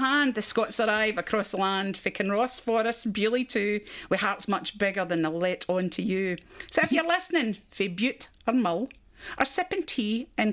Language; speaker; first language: English; native; English